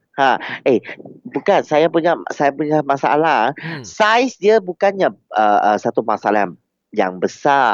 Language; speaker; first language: Malay; non-native, local second language; Chinese